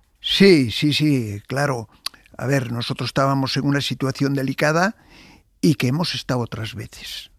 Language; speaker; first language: Spanish; native; Spanish